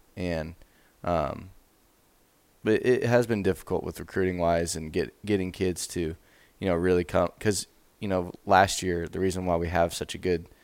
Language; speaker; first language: English; native; English